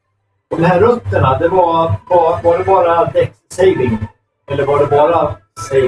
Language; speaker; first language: Swedish; native; Swedish